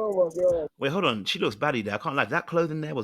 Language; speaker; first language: English; native; English